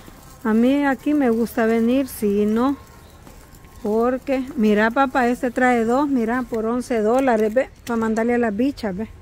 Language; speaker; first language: Spanish; native; Spanish